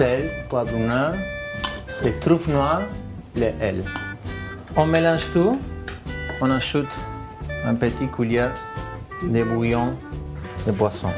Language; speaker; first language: French; non-native, fluent; Spanish